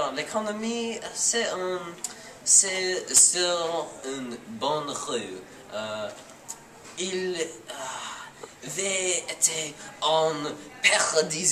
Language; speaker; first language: French; non-native, learner; English